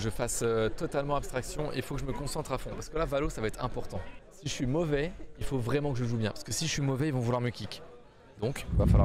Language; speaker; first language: French; native; French